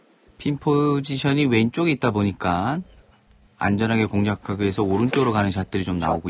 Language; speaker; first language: Korean; native; Korean